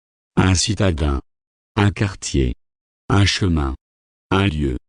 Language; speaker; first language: French; non-native, fluent; Arabic